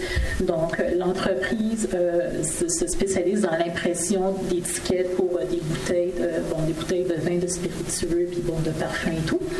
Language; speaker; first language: French; native; French